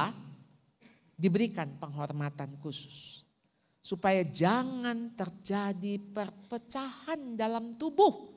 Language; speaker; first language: Indonesian; native; Indonesian